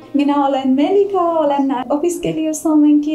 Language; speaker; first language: Finnish; non-native, learner; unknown